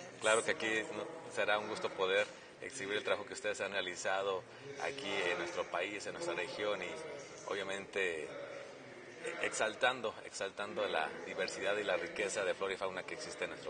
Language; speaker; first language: Spanish; native; Spanish